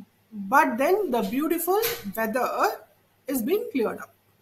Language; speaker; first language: English; non-native, local second language; Tamil